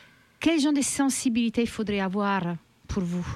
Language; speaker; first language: French; native; French